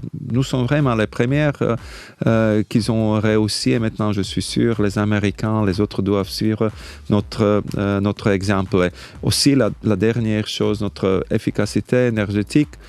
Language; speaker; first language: French; non-native, fluent; Slovak